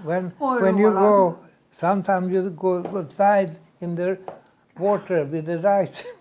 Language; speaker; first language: English; non-native, learner; Swedish